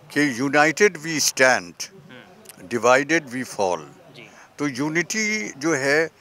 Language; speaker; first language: Hindi; native; Hindi